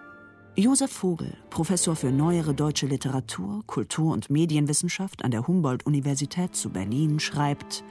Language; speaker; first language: German; native; German